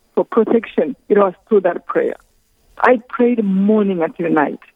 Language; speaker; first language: English; non-native, local second language; Kinyarwanda